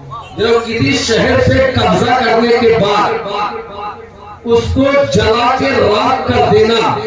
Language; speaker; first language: Hindi; native; Hindi